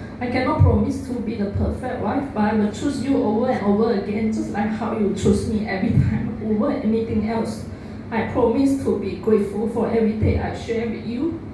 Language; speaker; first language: English; non-native, local second language; Chinese